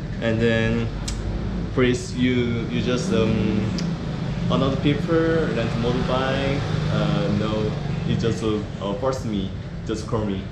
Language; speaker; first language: English; non-native, learner; Korean